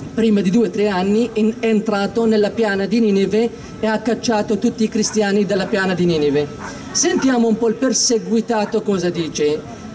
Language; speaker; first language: Italian; non-native, fluent; Aramaic